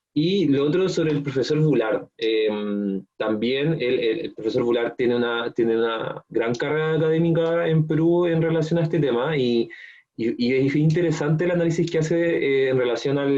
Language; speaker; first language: Spanish; native; Spanish